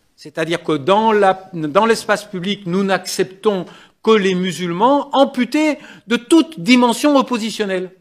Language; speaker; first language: French; native; French